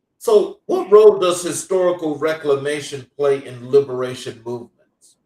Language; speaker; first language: English; native; English